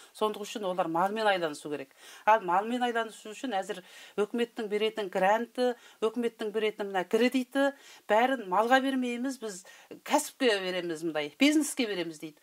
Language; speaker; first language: Kazakh; early bilingual, heritage; Kazakh